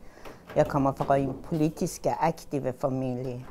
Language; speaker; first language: Danish; non-native, fluent; Persian